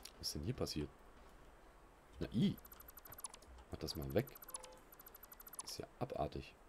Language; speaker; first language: German; native; German